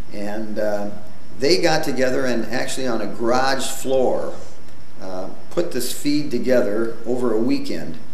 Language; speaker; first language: English; native; English